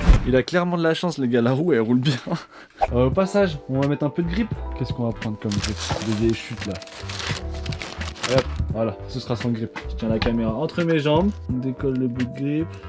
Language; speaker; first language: French; native; French